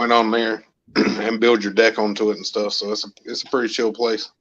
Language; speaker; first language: English; native; English